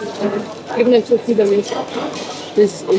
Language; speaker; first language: German; non-native, learner; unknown